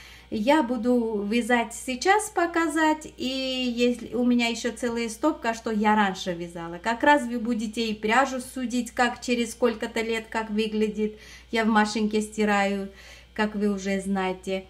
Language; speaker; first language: Russian; non-native, fluent; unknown